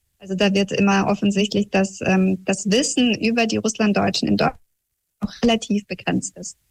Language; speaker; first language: German; early bilingual, heritage; German